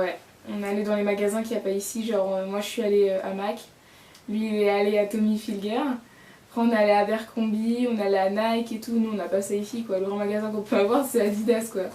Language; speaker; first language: French; native; French